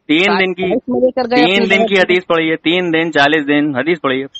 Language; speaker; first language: Hindi; native; Hindi